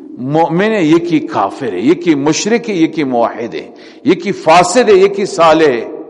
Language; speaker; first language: Persian; native; Persian